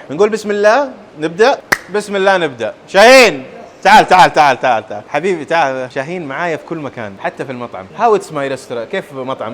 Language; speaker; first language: Arabic; native; Arabic